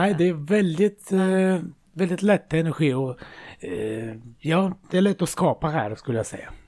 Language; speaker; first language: Swedish; non-native, fluent; Russian